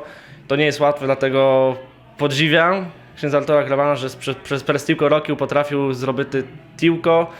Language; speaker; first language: Polish; non-native, local second language; Rusyn